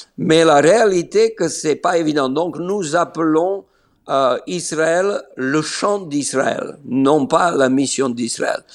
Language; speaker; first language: French; non-native, fluent; Slovenian